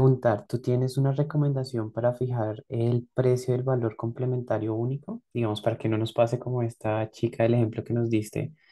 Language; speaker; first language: Spanish; native; Spanish